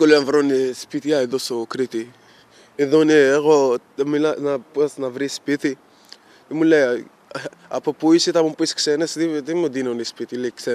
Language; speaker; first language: Greek; non-native, learner; Arabic